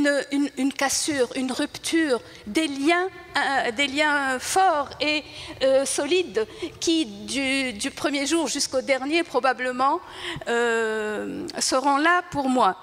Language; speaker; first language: French; non-native, local second language; Arabic